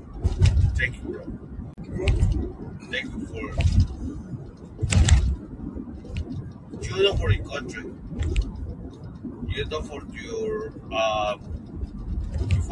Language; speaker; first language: English; non-native, learner; Spanish